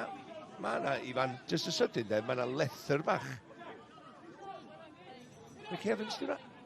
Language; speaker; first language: Welsh; native; Welsh